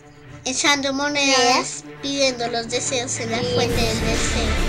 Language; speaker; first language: Spanish; native; Spanish